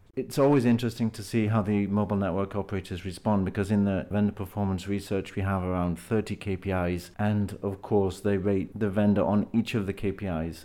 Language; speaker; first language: English; native; English